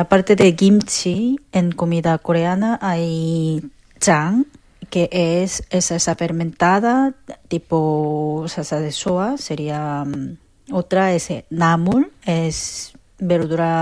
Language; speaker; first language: Spanish; non-native, fluent; Korean